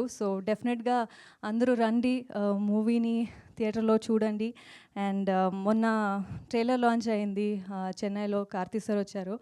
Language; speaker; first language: Telugu; non-native, learner; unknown